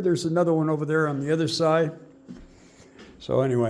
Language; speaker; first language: English; native; English